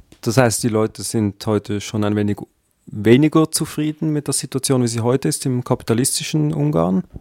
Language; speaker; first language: German; native; German